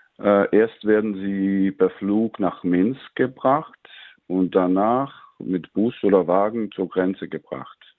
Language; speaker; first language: German; non-native, fluent; Latvian